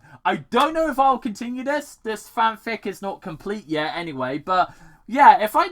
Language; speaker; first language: English; native; English